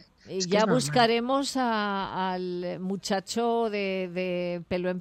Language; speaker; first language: Spanish; native; Spanish